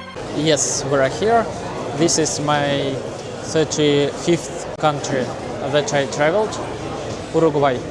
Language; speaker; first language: English; non-native, learner; Russian